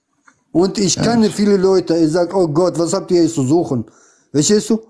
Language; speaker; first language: German; non-native, fluent; Arabic